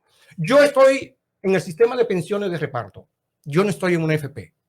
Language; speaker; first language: Spanish; native; Spanish